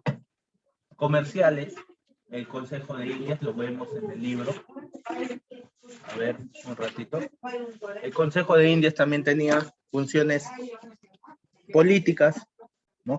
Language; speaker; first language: Spanish; native; Spanish